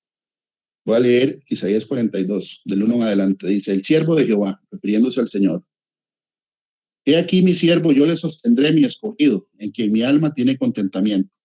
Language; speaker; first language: Spanish; native; Spanish